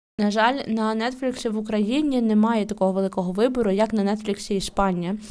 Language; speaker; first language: Ukrainian; native; Ukrainian